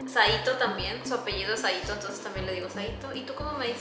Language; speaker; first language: Spanish; native; Spanish